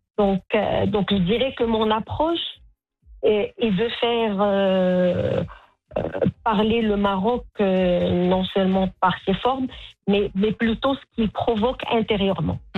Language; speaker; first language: French; non-native, local second language; Arabic